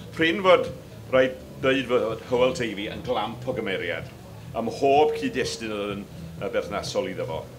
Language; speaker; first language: Welsh; native; Welsh